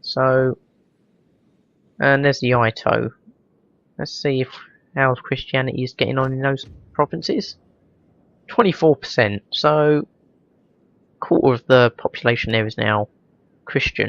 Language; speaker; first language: English; native; English